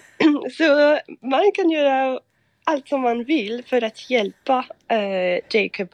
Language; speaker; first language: Swedish; non-native, fluent; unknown